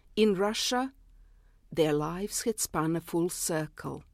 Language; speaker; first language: English; non-native, fluent; Serbian